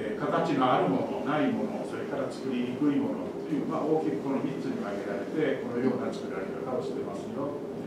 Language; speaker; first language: Japanese; native; Japanese